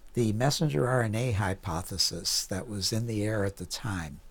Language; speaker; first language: English; native; English